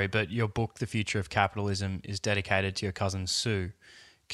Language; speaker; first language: English; native; English